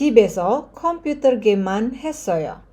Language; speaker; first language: Korean; non-native, fluent; Indonesian